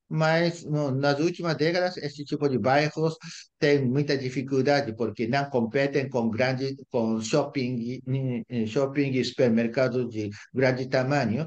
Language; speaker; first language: Portuguese; non-native, fluent; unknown